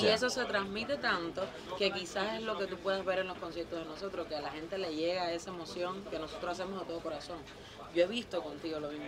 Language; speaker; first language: Spanish; native; Spanish